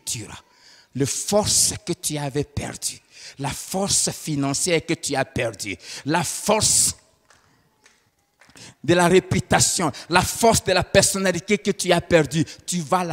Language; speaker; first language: French; non-native, local second language; Lingala